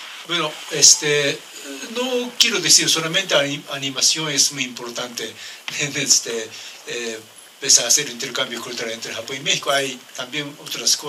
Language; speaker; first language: Spanish; non-native, learner; Japanese